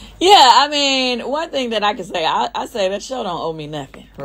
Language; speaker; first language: English; native; English